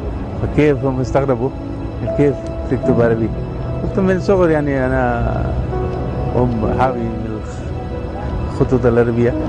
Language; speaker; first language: Arabic; non-native, fluent; Urdu